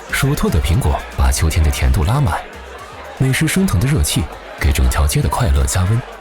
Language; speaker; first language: Chinese; native; Chinese